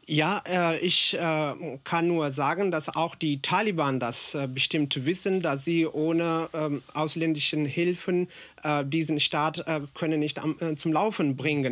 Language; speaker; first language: German; non-native, fluent; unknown